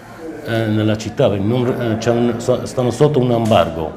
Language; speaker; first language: Italian; non-native, fluent; Kurdish